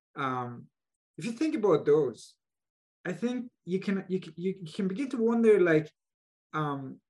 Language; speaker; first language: English; non-native, fluent; Persian